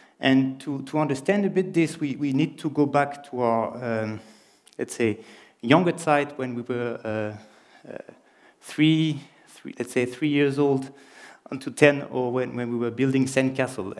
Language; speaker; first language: English; non-native, fluent; French